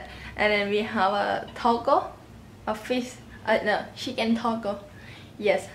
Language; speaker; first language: English; non-native, learner; Thai